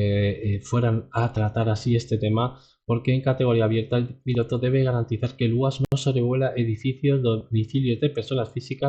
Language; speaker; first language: Spanish; native; Spanish